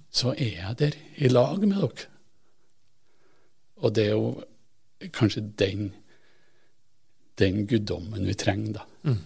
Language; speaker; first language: Norwegian; native; Norwegian